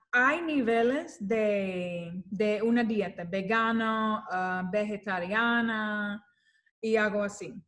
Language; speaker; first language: Spanish; non-native, learner; English